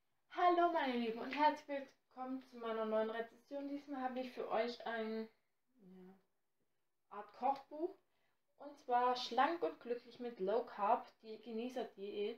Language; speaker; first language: German; native; German